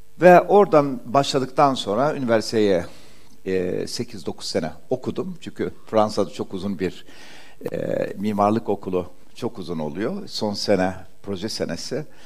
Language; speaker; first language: Turkish; early bilingual, heritage; Turkish